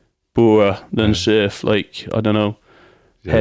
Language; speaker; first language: English; native; English